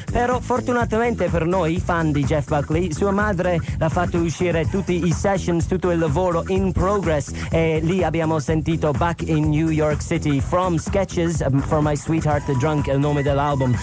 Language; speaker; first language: Italian; non-native, fluent; English